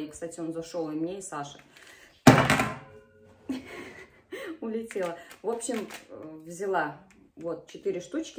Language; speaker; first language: Russian; native; Russian